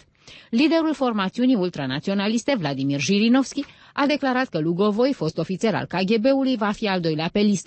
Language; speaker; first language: Romanian; native; Romanian